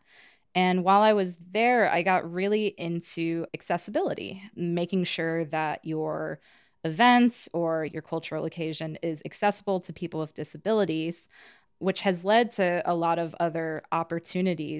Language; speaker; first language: English; native; English